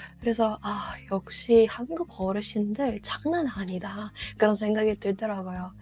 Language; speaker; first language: Korean; non-native, fluent; Russian